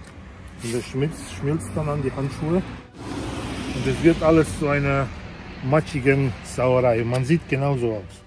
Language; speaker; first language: German; non-native, fluent; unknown